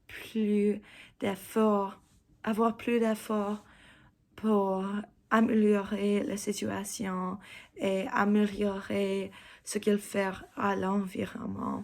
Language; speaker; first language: French; non-native, learner; English